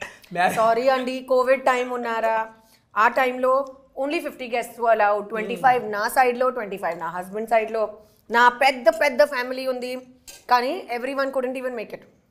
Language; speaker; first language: Telugu; non-native, local second language; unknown